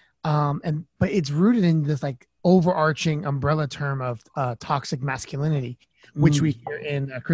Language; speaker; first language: English; native; English